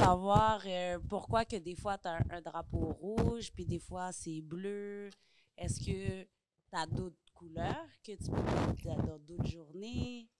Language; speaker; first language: French; native; French